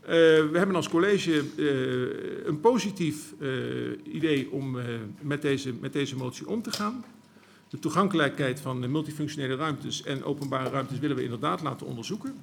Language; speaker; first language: Dutch; native; Dutch